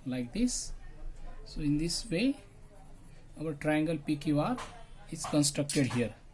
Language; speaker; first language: English; non-native, local second language; Marathi